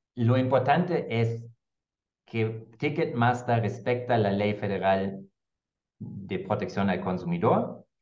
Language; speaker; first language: Spanish; non-native, fluent; German